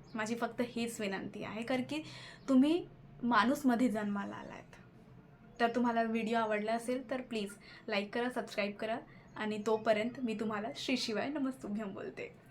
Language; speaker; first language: Marathi; non-native, local second language; Hindi